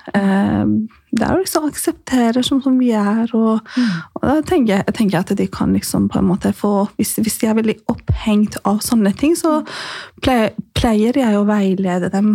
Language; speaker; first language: Norwegian; non-native, fluent; Persian